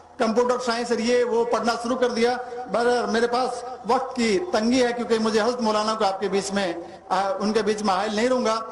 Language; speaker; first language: Urdu; non-native, local second language; Hindi